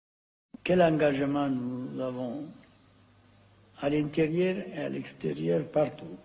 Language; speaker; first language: French; non-native, fluent; Amharic